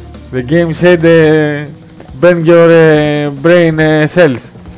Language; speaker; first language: English; non-native, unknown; Greek